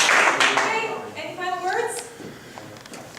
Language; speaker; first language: English; native; English